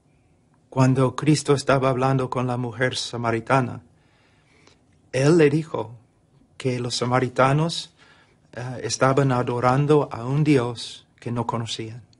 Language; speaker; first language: Spanish; non-native, fluent; English